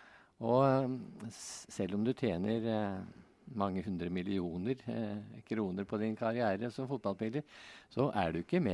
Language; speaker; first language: Norwegian; native; Norwegian